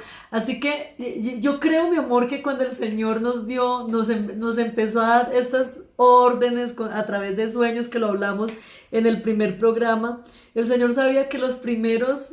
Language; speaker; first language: Spanish; native; Spanish